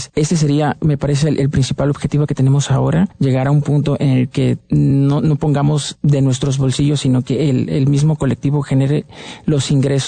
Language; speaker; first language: Spanish; native; Spanish